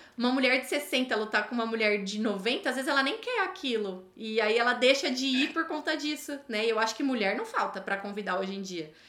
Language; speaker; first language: Portuguese; native; Portuguese